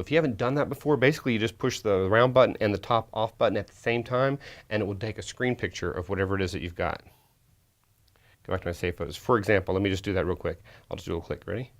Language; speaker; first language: English; native; English